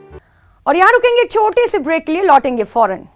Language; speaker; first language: Hindi; native; Hindi